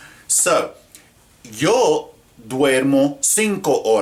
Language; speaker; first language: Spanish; non-native, fluent; English